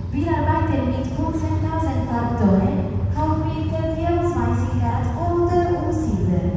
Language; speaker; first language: German; non-native, learner; Italian